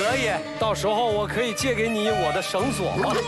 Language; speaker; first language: Chinese; native; Chinese